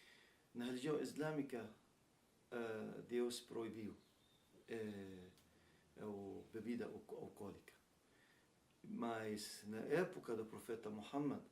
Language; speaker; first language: Portuguese; non-native, learner; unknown